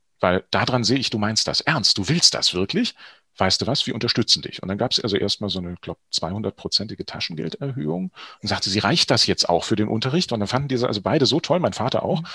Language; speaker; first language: German; native; German